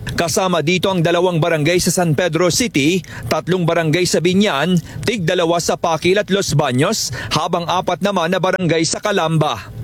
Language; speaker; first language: Filipino; native; Filipino